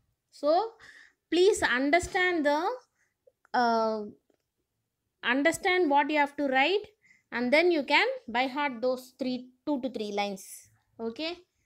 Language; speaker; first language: English; non-native, local second language; Tamil